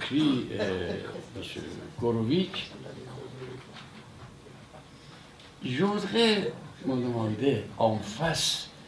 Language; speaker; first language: French; non-native, fluent; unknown